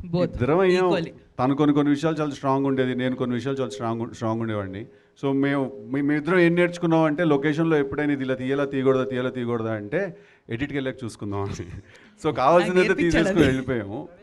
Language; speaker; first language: Telugu; native; Telugu